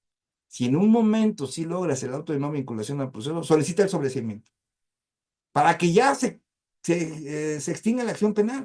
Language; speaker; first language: Spanish; native; Spanish